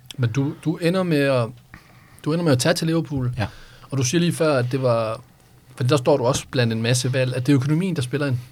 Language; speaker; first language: Danish; early bilingual, other home language; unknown